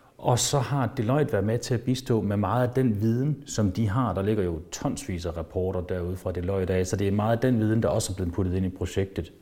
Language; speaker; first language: Danish; native; Danish